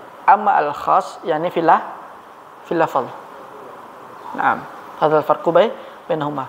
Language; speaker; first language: Arabic; non-native, fluent; Indonesian